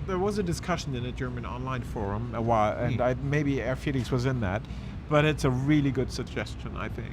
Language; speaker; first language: English; non-native, fluent; German